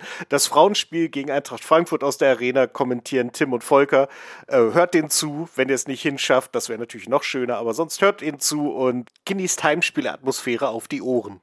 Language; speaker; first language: German; native; German